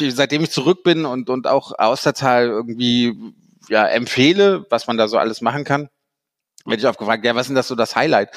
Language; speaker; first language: German; native; German